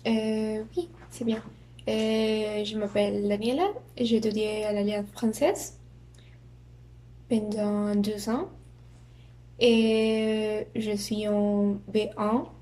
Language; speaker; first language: French; non-native, learner; Spanish